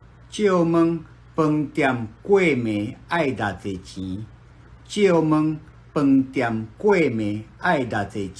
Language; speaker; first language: Chinese; non-native, fluent; Filipino